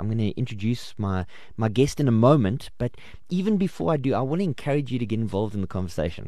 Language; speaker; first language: English; native; English